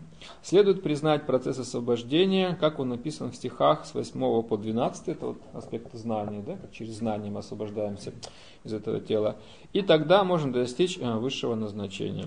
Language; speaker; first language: Russian; native; Russian